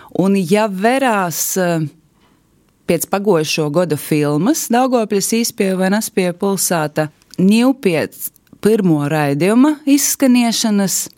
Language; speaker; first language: Latvian; native; Latvian